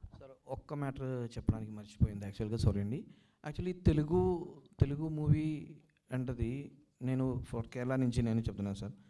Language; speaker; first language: Telugu; non-native, learner; Malayalam